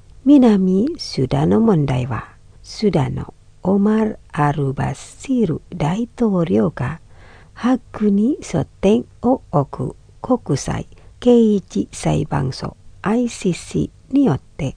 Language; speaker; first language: Japanese; non-native, fluent; Indonesian